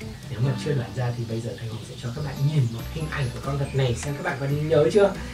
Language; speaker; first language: Vietnamese; native; Vietnamese